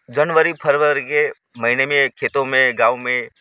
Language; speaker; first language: Hindi; non-native, local second language; Gujarati